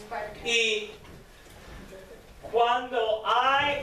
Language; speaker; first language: Spanish; non-native, fluent; English